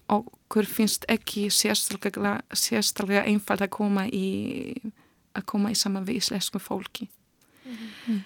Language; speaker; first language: Icelandic; non-native, learner; Polish